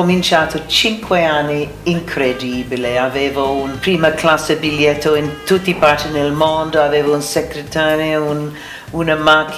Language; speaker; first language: Italian; non-native, learner; English